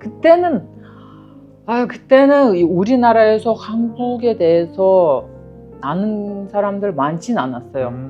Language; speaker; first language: Korean; non-native, fluent; Kyrgyz